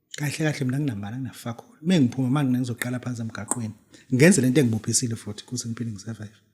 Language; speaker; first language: Zulu; native; Zulu